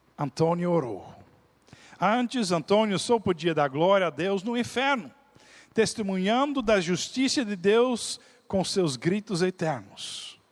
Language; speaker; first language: Portuguese; non-native, fluent; Dutch